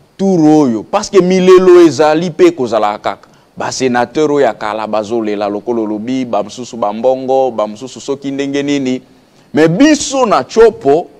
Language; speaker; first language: Lingala; native; Lingala